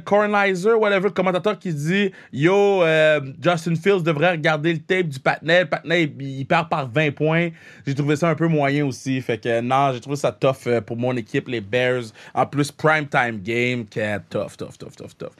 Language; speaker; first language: French; native; French